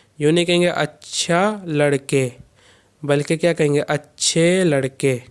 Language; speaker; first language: Urdu; native; Urdu